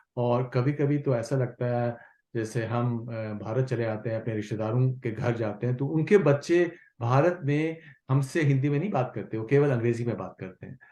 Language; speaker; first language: Hindi; non-native, local second language; Kashmiri